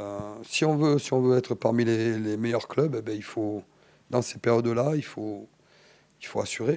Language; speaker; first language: French; native; French